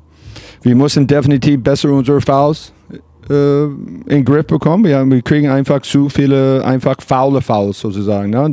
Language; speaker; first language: German; non-native, fluent; English